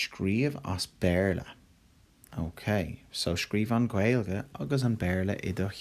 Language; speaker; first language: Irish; non-native, local second language; English